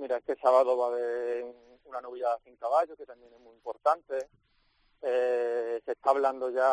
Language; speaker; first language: Spanish; native; Spanish